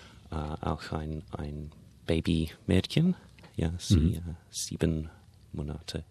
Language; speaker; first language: German; non-native, learner; English